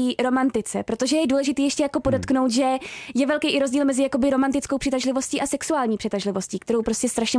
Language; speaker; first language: Czech; native; Czech